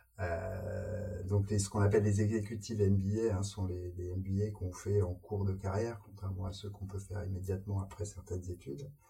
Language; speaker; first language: French; native; French